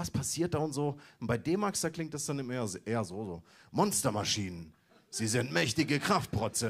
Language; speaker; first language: German; native; German